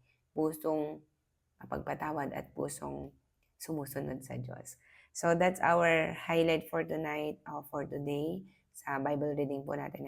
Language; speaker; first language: Filipino; native; Filipino